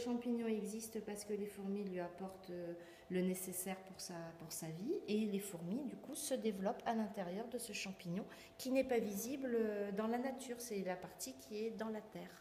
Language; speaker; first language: French; native; French